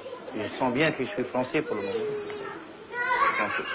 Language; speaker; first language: French; non-native, learner; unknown